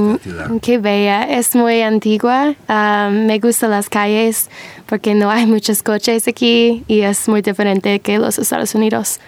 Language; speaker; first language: Spanish; non-native, learner; English